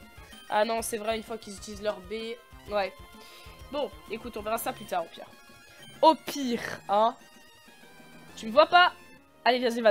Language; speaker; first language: French; native; French